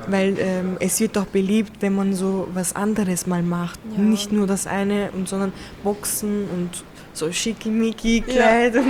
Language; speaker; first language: German; early bilingual, other home language; Turkish